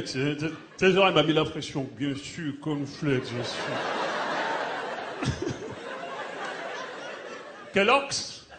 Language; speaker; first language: French; early bilingual, other home language; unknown